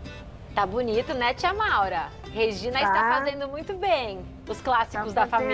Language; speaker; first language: Portuguese; native; Portuguese